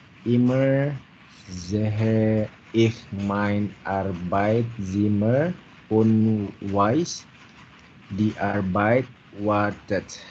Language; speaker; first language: German; non-native, learner; Indonesian